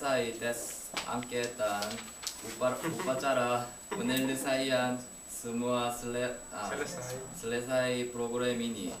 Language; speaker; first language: Indonesian; non-native, learner; Korean